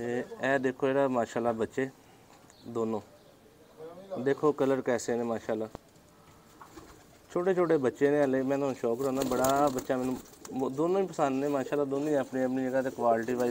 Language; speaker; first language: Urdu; non-native, local second language; Punjabi